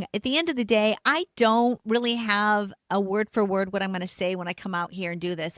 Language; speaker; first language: English; native; English